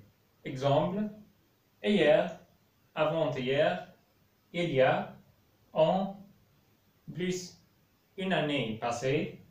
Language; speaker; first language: French; non-native, fluent; Arabic